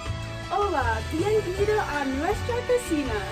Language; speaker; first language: Spanish; non-native, learner; English